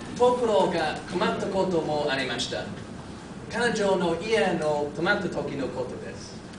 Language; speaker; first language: Japanese; non-native, fluent; English